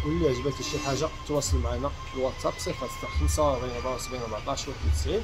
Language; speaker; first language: Arabic; native; Arabic